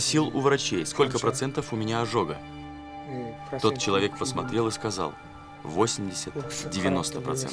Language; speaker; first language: Russian; native; Russian